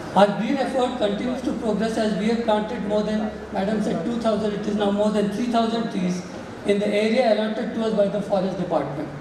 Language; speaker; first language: English; non-native, local second language; Marathi